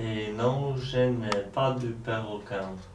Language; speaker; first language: French; non-native, learner; Polish